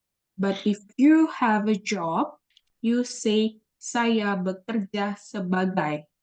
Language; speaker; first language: English; non-native, learner; Indonesian